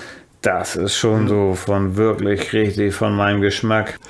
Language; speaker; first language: German; native; German